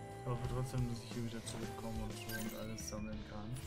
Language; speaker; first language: German; native; German